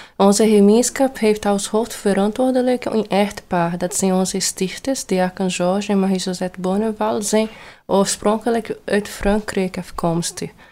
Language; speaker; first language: Dutch; non-native, fluent; Portuguese